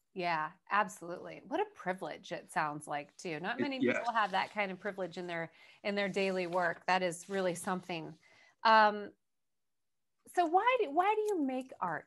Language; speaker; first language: English; native; English